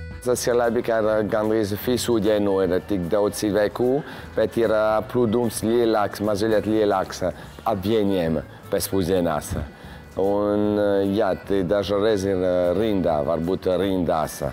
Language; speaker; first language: Latvian; non-native, learner; French